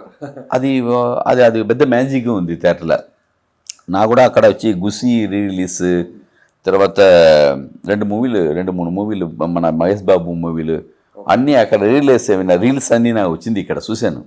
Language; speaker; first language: Telugu; non-native, learner; Tamil